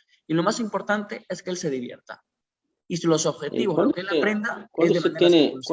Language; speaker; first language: Spanish; native; Spanish